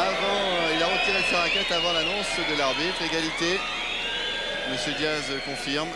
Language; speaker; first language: French; native; French